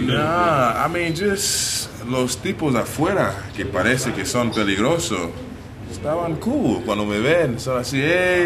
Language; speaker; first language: Spanish; non-native, learner; English